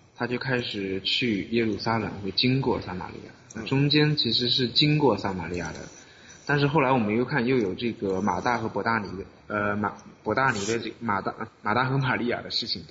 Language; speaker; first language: Chinese; native; Chinese